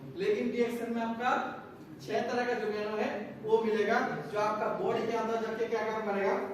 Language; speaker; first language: Hindi; non-native, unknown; Bangla